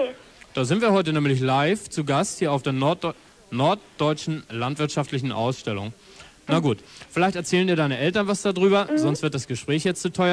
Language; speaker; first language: German; native; German